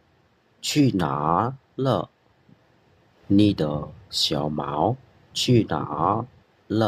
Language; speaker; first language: Chinese; non-native, fluent; Khmer